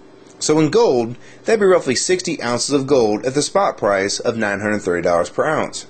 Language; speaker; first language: English; native; English